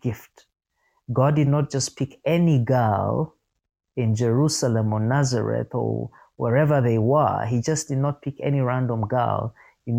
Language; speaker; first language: English; non-native, local second language; Ganda